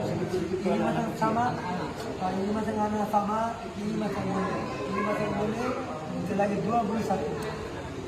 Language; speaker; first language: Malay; non-native, learner; Rohingya